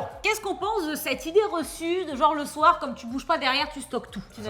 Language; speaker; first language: French; native; French